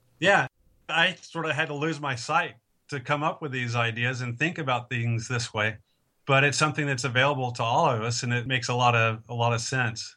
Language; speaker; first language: English; native; English